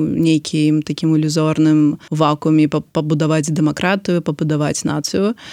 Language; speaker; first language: Belarusian; non-native, local second language; Russian